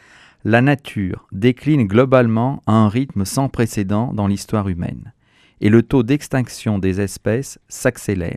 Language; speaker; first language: French; native; French